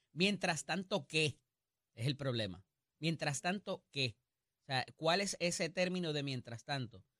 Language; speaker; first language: Spanish; native; Spanish